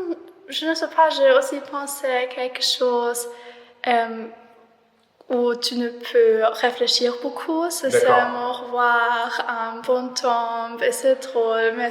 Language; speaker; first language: French; non-native, learner; German